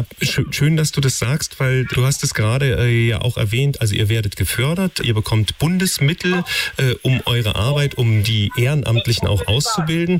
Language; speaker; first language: German; native; German